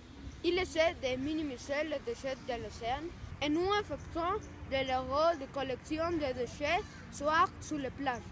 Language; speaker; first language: French; non-native, learner; Spanish